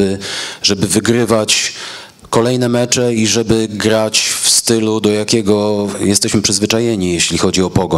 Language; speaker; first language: Polish; native; Polish